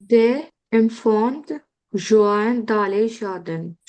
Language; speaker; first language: French; non-native, learner; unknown